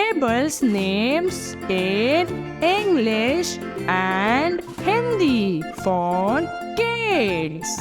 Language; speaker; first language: English; non-native, local second language; Hindi